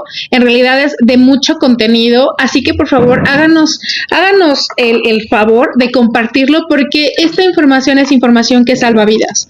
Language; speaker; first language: Spanish; native; Spanish